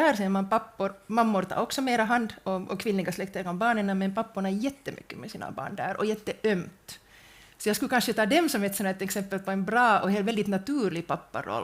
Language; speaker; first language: Swedish; native; Swedish